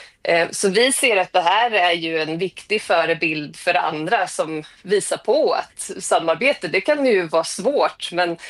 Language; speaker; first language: Swedish; native; Swedish